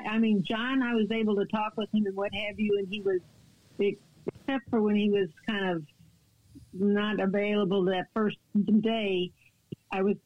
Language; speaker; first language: English; native; English